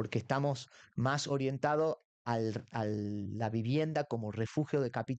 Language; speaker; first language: Spanish; native; Spanish